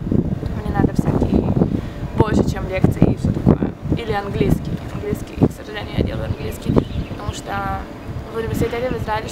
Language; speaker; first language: Russian; early bilingual, heritage; Russian